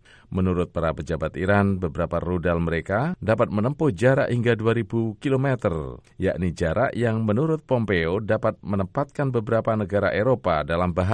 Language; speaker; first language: Indonesian; native; Indonesian